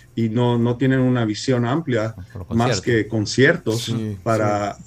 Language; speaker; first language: Spanish; early bilingual, heritage; Spanish